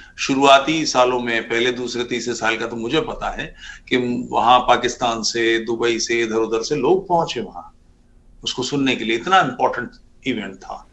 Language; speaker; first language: Urdu; native; Urdu